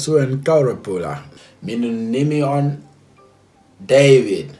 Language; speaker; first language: Finnish; non-native, learner; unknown